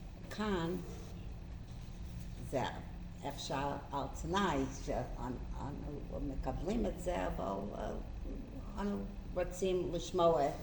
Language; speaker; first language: Hebrew; non-native, learner; English